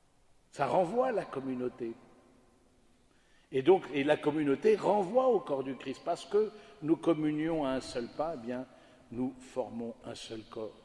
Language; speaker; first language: French; native; French